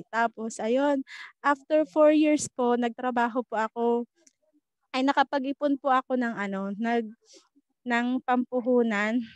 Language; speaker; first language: Filipino; non-native, local second language; Bikol